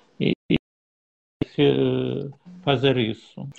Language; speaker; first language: Portuguese; non-native, learner; Russian